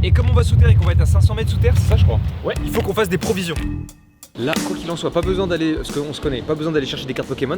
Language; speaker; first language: French; native; French